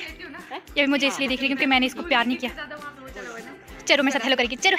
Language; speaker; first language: Hindi; native; Hindi